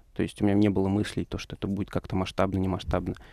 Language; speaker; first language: Russian; native; Russian